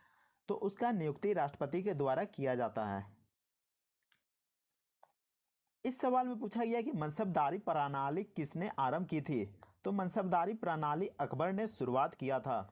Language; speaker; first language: Hindi; native; Hindi